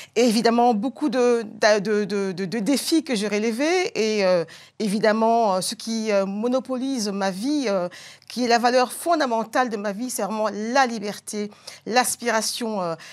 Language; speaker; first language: French; non-native, local second language; Bambara